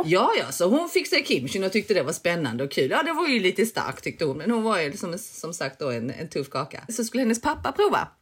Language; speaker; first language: Swedish; early bilingual, other home language; Korean